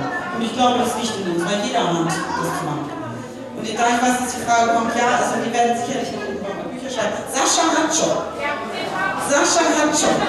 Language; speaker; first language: German; native; German